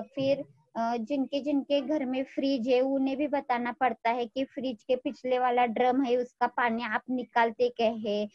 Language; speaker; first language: Hindi; non-native, local second language; Marathi